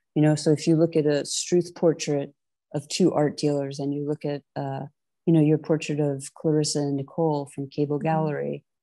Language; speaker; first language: English; native; English